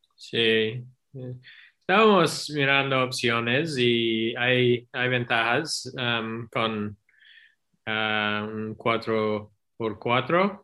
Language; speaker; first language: Spanish; non-native, learner; English